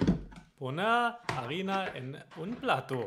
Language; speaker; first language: Spanish; non-native, learner; German